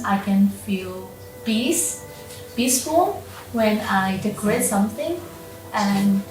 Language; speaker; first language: English; non-native, local second language; Vietnamese